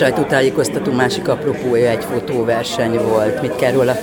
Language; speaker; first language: Hungarian; native; Hungarian